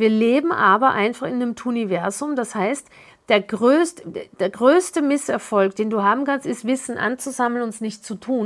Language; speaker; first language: German; native; German